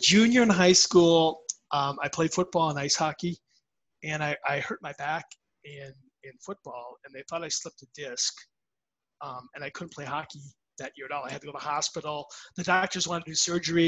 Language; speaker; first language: English; native; English